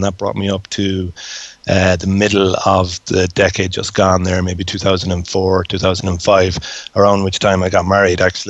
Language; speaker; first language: English; native; English